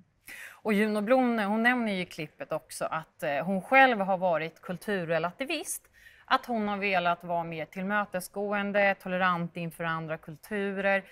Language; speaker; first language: Swedish; native; Swedish